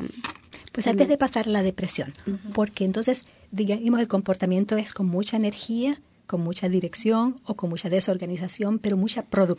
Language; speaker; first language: Spanish; native; Spanish